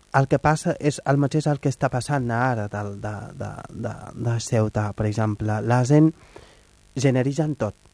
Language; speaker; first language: Catalan; non-native, fluent; Wolof